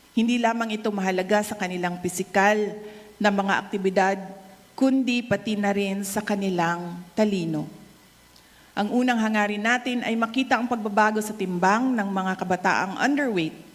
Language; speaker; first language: Filipino; non-native, local second language; Cebuano